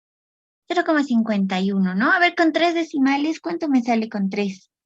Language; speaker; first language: Spanish; native; Spanish